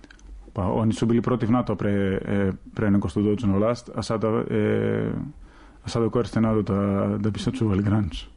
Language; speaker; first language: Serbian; non-native, fluent; Greek